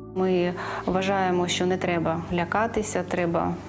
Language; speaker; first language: Ukrainian; native; Ukrainian